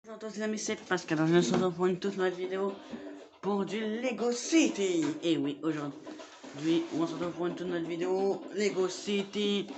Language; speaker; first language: French; native; French